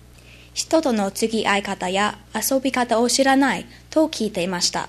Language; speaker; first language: Japanese; non-native, learner; English